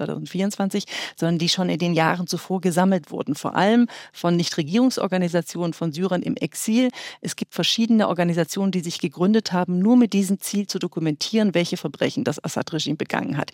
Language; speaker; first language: German; native; German